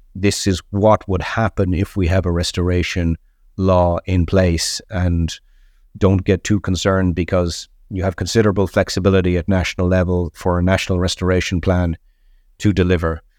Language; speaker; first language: English; native; English